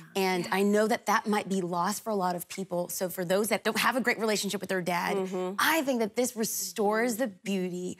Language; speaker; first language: English; native; English